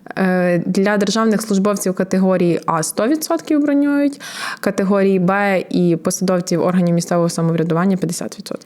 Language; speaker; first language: Ukrainian; native; Ukrainian